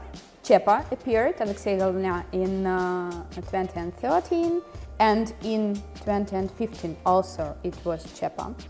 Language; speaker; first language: English; non-native, fluent; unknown